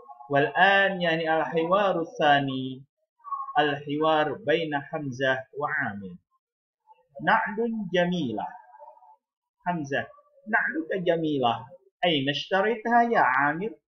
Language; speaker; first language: Arabic; non-native, fluent; Indonesian